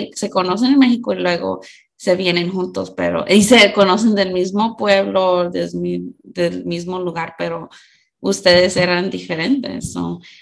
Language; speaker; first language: Spanish; early bilingual, heritage; Spanish